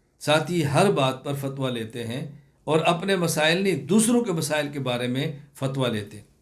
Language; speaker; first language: Urdu; non-native, local second language; Punjabi